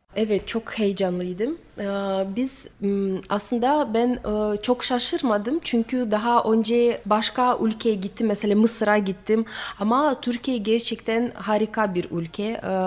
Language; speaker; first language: Turkish; non-native, learner; Russian